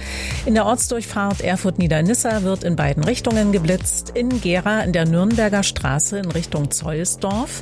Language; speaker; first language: German; native; German